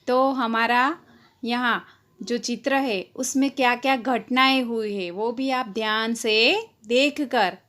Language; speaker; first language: Hindi; non-native, local second language; Gujarati